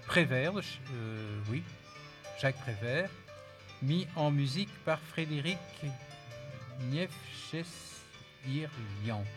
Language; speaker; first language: French; native; French